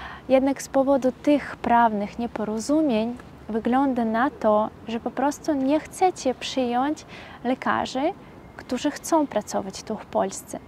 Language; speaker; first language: Polish; non-native, fluent; Russian